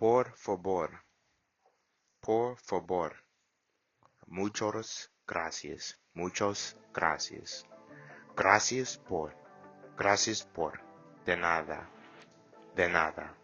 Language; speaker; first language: Spanish; non-native, learner; English